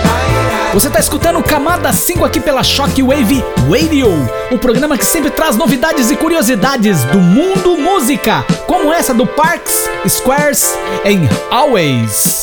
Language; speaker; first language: Portuguese; native; Portuguese